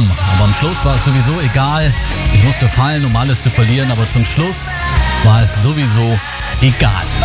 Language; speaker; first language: German; native; German